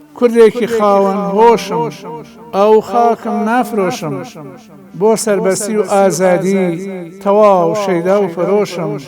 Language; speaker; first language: Central Kurdish; non-native, local second language; Gurani